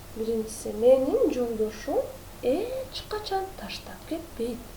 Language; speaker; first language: Russian; non-native, local second language; Kyrgyz